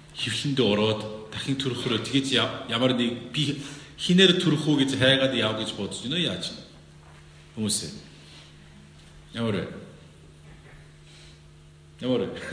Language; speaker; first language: Mongolian; non-native, fluent; Korean